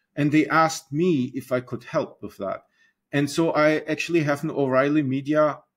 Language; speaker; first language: English; non-native, fluent; German